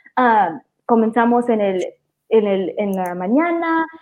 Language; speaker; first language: Spanish; early bilingual, heritage; Spanish